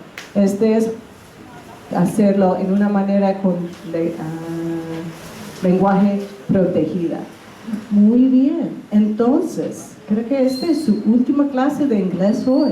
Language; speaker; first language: Spanish; non-native, fluent; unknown